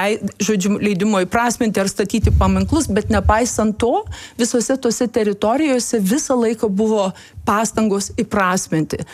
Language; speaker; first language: Lithuanian; native; Lithuanian